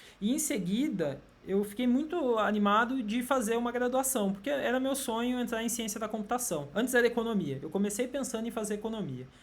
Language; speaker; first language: Portuguese; native; Portuguese